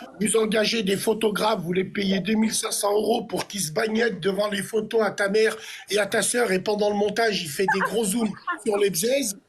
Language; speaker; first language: French; native; French